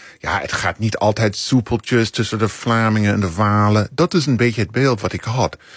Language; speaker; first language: Dutch; non-native, fluent; English